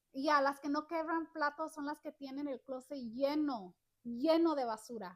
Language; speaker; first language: Spanish; early bilingual, heritage; Spanish